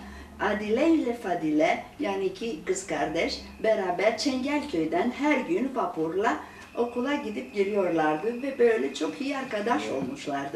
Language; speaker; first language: Turkish; non-native, local second language; Greek